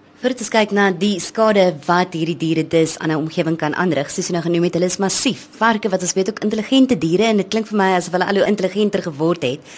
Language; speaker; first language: Afrikaans; native; Afrikaans